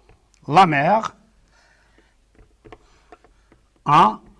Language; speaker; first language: French; non-native, local second language; Arabic